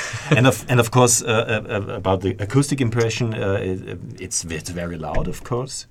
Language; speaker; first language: English; non-native, fluent; German